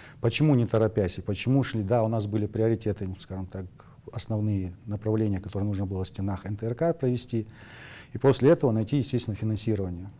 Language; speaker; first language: Russian; non-native, local second language; Ingush